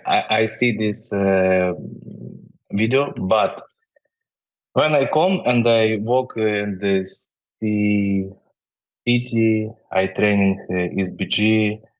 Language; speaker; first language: English; non-native, learner; Ukrainian